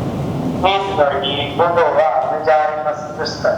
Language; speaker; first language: Japanese; non-native, learner; Bangla